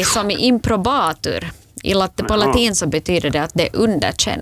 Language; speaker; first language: Swedish; native; Swedish